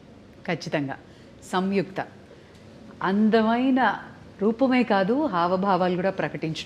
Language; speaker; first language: Telugu; native; Telugu